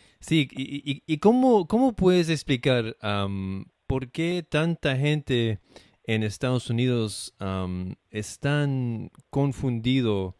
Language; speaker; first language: Spanish; non-native, fluent; English